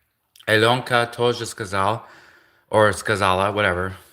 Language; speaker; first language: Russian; non-native, learner; English